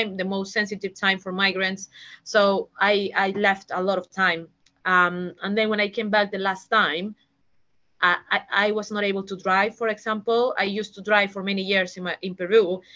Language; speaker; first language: English; non-native, fluent; Spanish